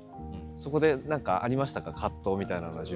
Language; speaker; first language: Japanese; native; Japanese